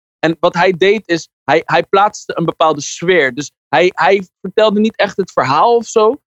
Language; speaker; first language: Dutch; native; Dutch